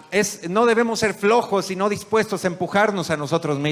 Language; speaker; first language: Spanish; native; Spanish